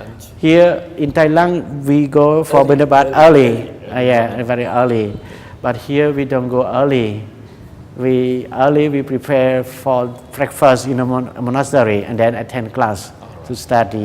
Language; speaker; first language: English; non-native, learner; Khmer